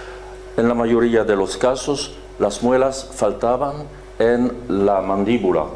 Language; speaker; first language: Spanish; non-native, fluent; French